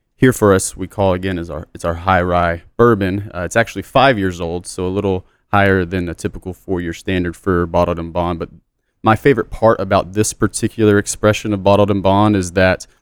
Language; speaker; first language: English; native; English